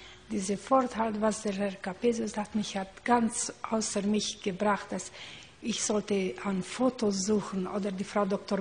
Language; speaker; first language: German; non-native, learner; Hungarian